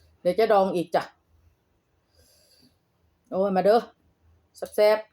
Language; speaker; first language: Thai; non-native, local second language; Lao